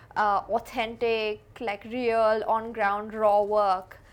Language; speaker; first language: English; non-native, local second language; Hindi